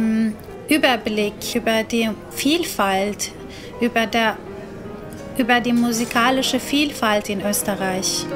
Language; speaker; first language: German; non-native, fluent; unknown